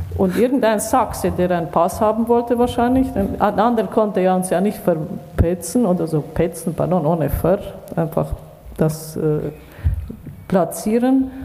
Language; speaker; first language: German; native; German